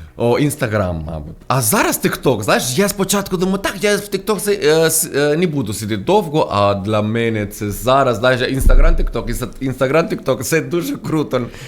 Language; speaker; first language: Ukrainian; non-native, fluent; Spanish